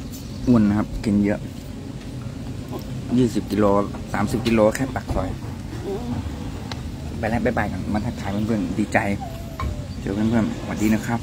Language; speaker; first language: Thai; native; Thai